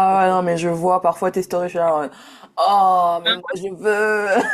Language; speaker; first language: French; native; French